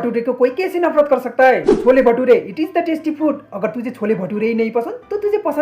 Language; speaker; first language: Hindi; native; Hindi